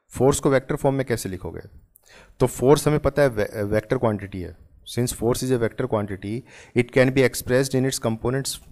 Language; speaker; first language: Hindi; native; Hindi